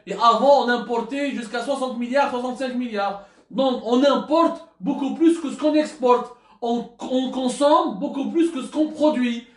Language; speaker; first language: French; non-native, local second language; Arabic